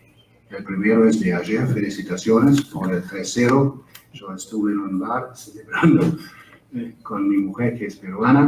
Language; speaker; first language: Spanish; non-native, fluent; German